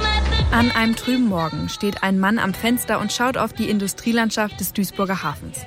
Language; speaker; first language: German; native; German